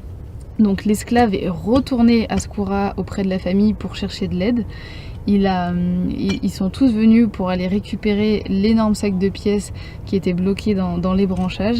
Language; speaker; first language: French; native; French